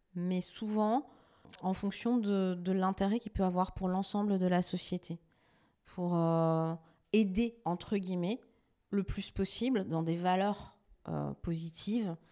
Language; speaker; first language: French; native; French